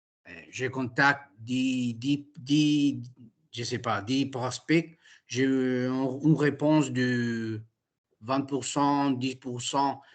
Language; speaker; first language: French; non-native, fluent; Italian